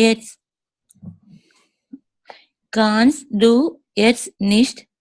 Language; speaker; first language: German; non-native, learner; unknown